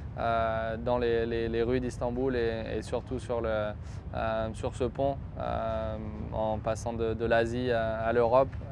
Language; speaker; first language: French; native; French